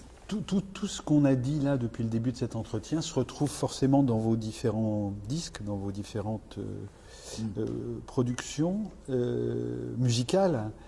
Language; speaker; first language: French; native; French